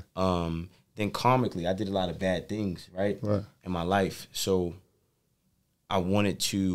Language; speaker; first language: English; native; English